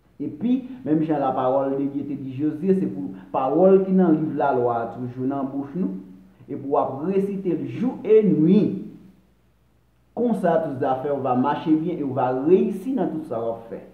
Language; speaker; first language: French; non-native, local second language; Haitian Creole